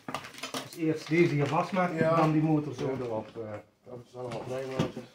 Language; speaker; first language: Dutch; native; Dutch